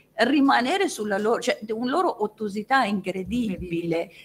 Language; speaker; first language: Italian; non-native, fluent; Persian